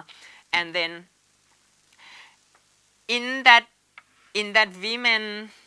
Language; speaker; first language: English; non-native, learner; Thai